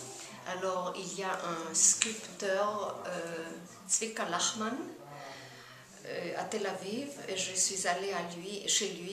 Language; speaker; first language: French; non-native, fluent; German